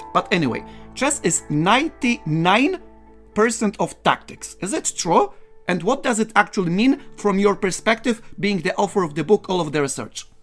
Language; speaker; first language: English; non-native, fluent; Polish